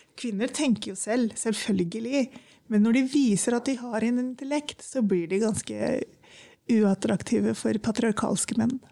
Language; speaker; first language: Norwegian; early bilingual, other home language; Urdu